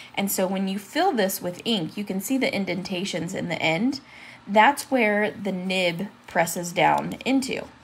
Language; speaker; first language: English; native; English